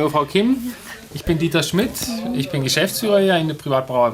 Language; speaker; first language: German; native; German